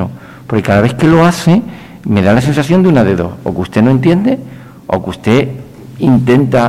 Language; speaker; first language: Spanish; native; Spanish